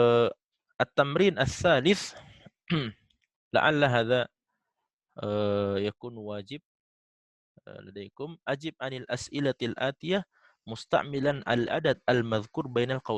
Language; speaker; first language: Arabic; non-native, fluent; Indonesian